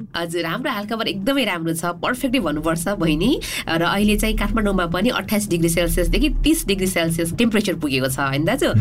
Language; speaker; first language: Nepali; non-native, local second language; Limbu